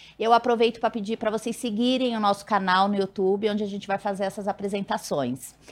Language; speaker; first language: Portuguese; native; Portuguese